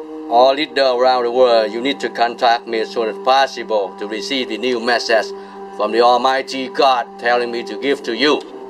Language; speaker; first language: English; non-native, learner; Vietnamese